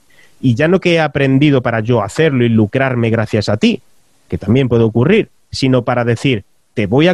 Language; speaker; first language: Spanish; native; Spanish